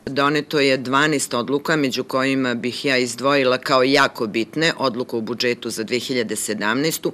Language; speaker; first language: Serbian; native; Serbian